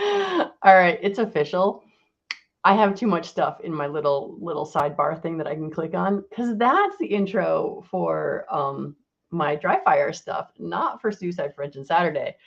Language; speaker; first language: English; native; English